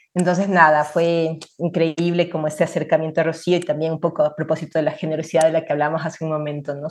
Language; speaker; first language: Spanish; native; Spanish